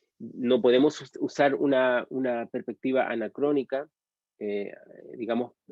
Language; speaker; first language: Spanish; native; Spanish